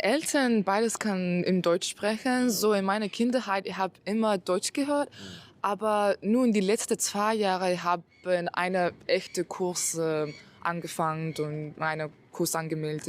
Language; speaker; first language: German; non-native, learner; Mongolian